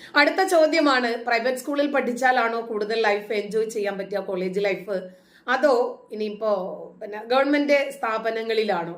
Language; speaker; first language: Malayalam; native; Malayalam